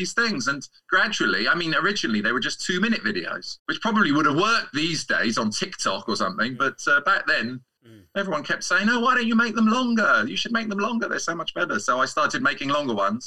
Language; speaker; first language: English; native; English